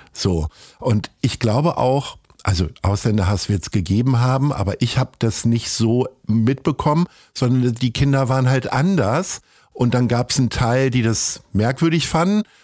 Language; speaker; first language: German; native; German